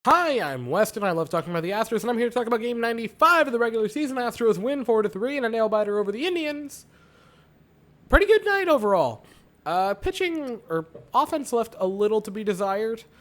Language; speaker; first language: English; native; English